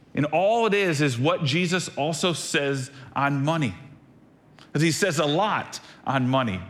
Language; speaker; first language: English; native; English